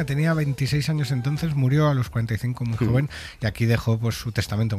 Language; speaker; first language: Spanish; native; Spanish